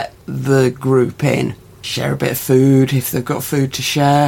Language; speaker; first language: English; native; English